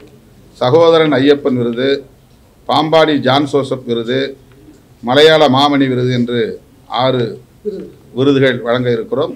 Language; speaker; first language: Tamil; native; Tamil